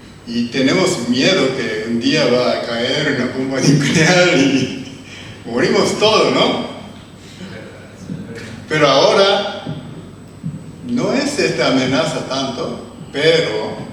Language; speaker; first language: Spanish; non-native, learner; Japanese